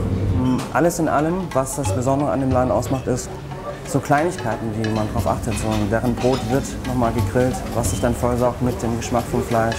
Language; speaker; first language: German; native; German